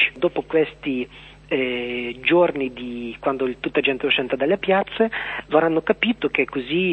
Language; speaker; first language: Italian; non-native, learner; Ukrainian